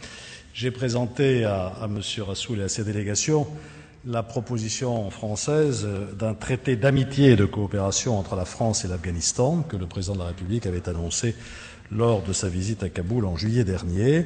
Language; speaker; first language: French; native; French